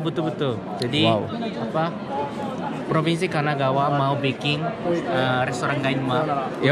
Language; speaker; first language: Indonesian; non-native, learner; Japanese